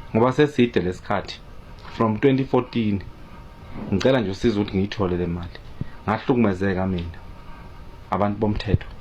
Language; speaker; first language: Zulu; native; Zulu